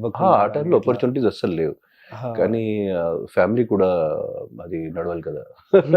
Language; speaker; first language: Telugu; non-native, local second language; Hindi